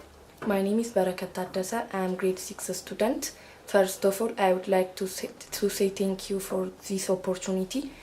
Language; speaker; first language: English; non-native, learner; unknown